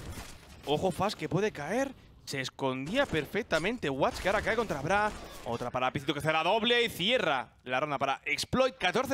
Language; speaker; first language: Spanish; native; Spanish